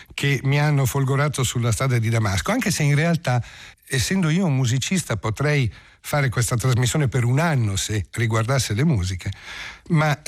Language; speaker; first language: Italian; early bilingual, heritage; Italian